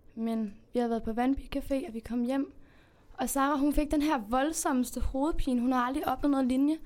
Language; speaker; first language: Danish; early bilingual, heritage; Spanish